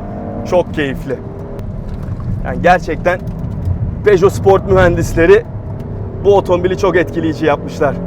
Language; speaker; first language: Turkish; native; Turkish